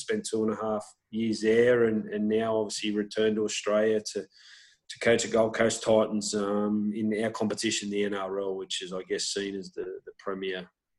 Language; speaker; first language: English; native; English